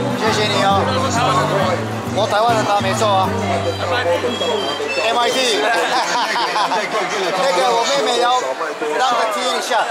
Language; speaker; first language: Chinese; non-native, fluent; Turkish